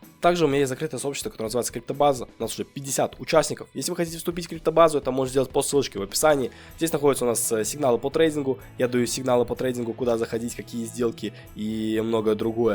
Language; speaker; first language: Russian; native; Russian